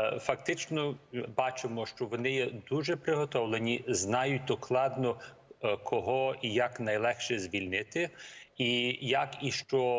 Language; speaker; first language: Ukrainian; early bilingual, heritage; Ukrainian